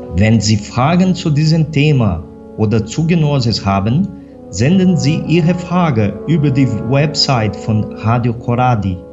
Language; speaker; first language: German; non-native, fluent; Portuguese